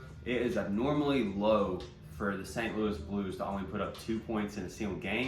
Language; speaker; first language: English; native; English